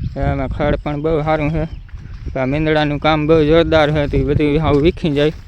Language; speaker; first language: Gujarati; native; Gujarati